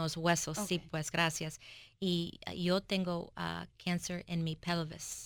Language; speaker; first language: Spanish; early bilingual, heritage; English